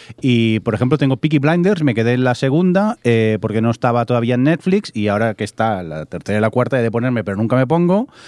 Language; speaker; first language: Spanish; native; Spanish